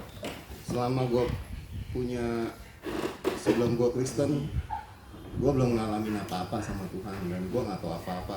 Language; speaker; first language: Indonesian; native; Indonesian